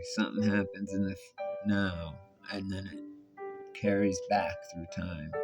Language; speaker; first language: English; native; English